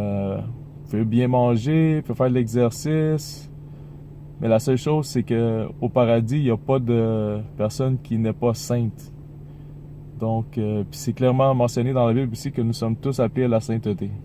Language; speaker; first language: French; native; French